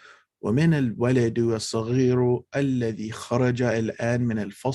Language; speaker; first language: Arabic; non-native, fluent; English